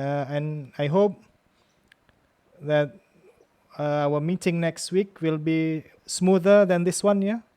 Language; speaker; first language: English; non-native, fluent; Indonesian